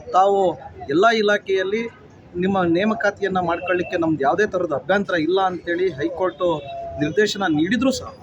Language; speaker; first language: Kannada; non-native, local second language; Lambadi